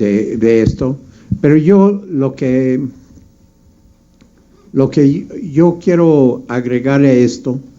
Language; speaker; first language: Spanish; non-native, fluent; English